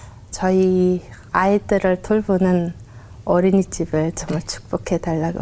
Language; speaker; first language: Korean; non-native, fluent; Mongolian